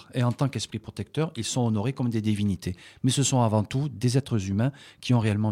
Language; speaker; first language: French; native; French